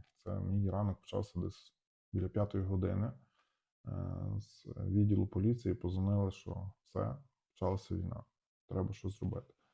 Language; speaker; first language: Ukrainian; native; Ukrainian